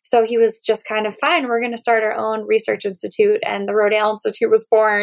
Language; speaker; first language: English; native; English